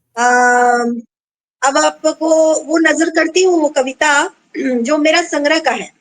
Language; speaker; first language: Hindi; non-native, local second language; Bangla